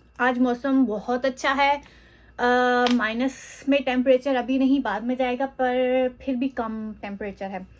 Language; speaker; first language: Urdu; native; Urdu